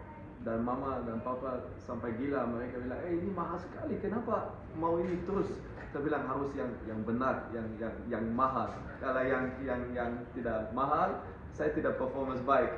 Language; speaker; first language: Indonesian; non-native, fluent; Dutch